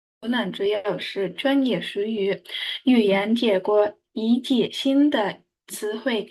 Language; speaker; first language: Chinese; non-native, learner; Indonesian